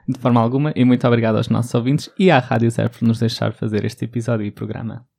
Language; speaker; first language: Portuguese; native; Portuguese